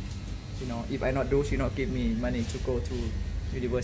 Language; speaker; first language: English; non-native, learner; Thai